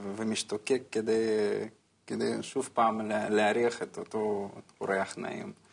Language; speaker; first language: Hebrew; non-native, fluent; Russian